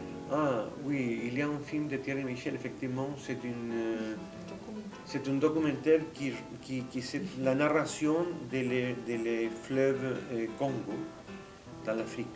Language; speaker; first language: French; non-native, fluent; Spanish